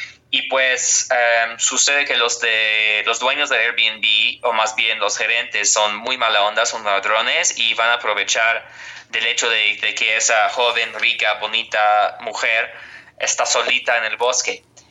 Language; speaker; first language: Spanish; non-native, fluent; English